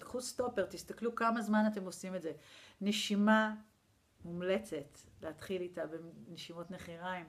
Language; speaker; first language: Hebrew; native; Hebrew